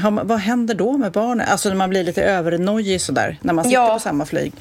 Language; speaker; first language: Swedish; native; Swedish